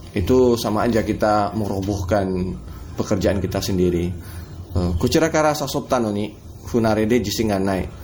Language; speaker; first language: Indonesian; native; Indonesian